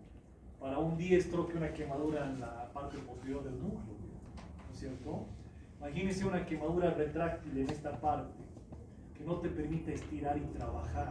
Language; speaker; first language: Spanish; native; Spanish